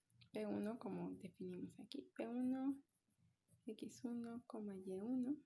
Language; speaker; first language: Spanish; native; Spanish